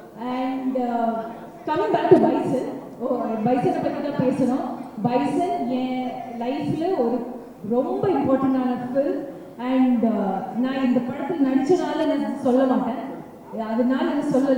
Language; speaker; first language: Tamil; non-native, learner; Malayalam